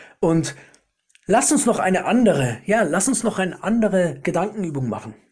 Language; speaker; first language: German; native; German